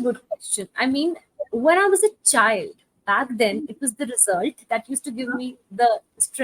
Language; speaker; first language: English; non-native, local second language; Hindi